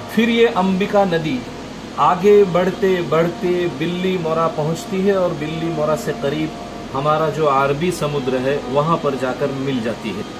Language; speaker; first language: Hindi; non-native, local second language; Gujarati